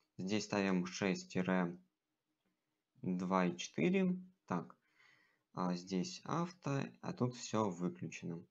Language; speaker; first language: Russian; native; Russian